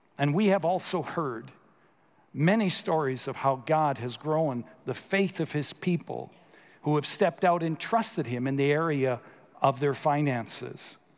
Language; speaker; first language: English; native; English